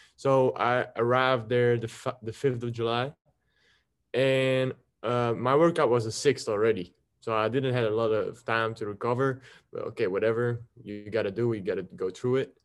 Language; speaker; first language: English; non-native, fluent; Dutch